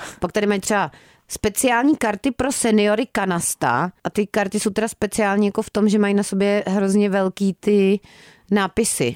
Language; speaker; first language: Czech; native; Czech